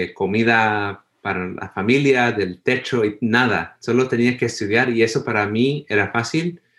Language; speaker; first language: Spanish; early bilingual, heritage; Spanish